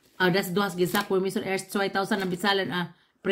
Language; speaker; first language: German; non-native, learner; Cebuano